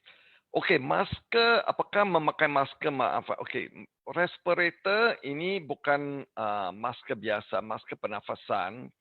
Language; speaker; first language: Indonesian; non-native, learner; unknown